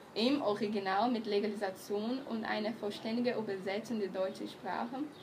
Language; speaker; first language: German; non-native, learner; Portuguese